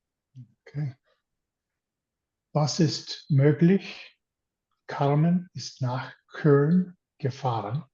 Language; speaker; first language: German; non-native, learner; English